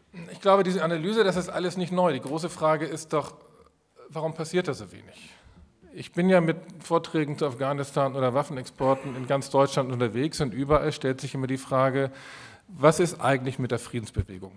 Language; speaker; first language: German; native; German